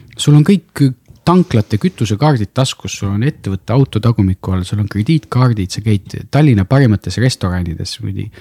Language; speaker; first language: Estonian; non-native, local second language; Russian